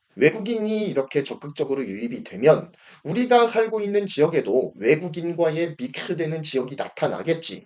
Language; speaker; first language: Korean; native; Korean